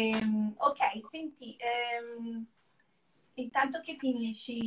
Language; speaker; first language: Italian; native; Italian